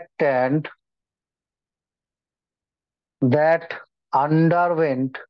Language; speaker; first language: English; non-native, local second language; Hindi